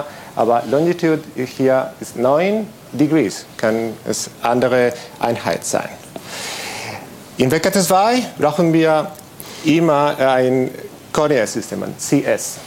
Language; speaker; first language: German; non-native, fluent; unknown